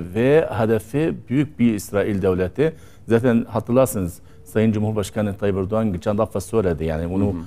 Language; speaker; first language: Turkish; non-native, learner; Arabic